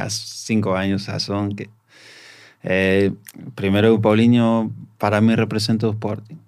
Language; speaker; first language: Portuguese; non-native, learner; Spanish